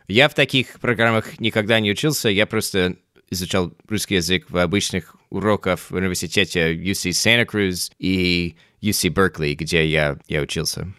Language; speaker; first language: Russian; non-native, fluent; English